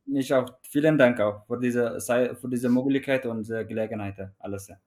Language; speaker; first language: German; non-native, learner; Tigrinya